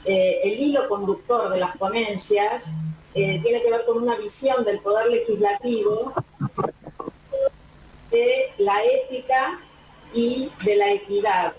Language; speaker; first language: Spanish; native; Spanish